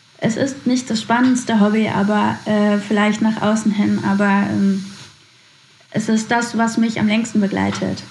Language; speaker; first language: German; native; German